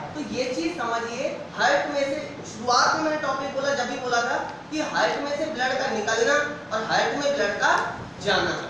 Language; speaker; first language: Hindi; native; Hindi